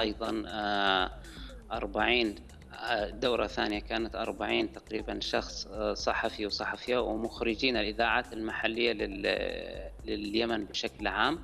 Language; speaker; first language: Arabic; native; Arabic